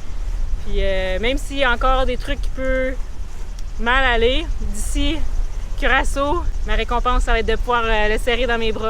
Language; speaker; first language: French; native; French